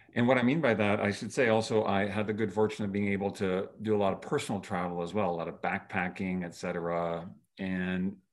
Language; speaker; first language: English; native; English